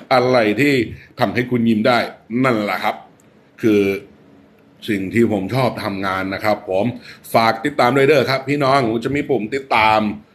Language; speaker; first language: Thai; non-native, fluent; English